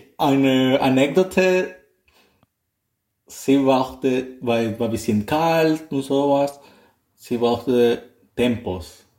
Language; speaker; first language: German; non-native, learner; Spanish